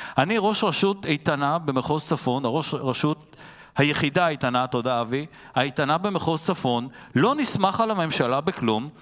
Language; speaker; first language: Hebrew; native; Hebrew